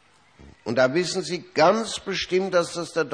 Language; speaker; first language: German; native; German